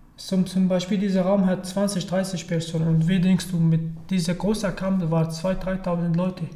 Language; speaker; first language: German; non-native, learner; Arabic